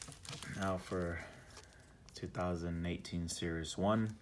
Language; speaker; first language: English; native; English